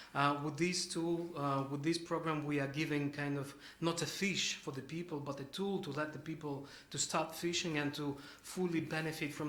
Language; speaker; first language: English; non-native, fluent; Ukrainian